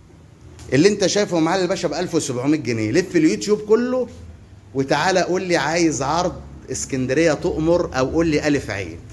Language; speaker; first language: Arabic; native; Arabic